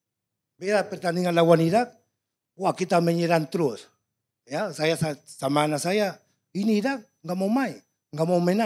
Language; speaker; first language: Indonesian; non-native, fluent; Spanish